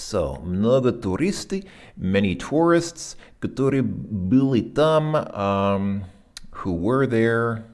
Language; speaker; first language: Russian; non-native, fluent; English